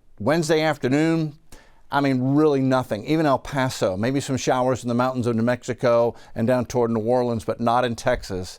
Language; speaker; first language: English; native; English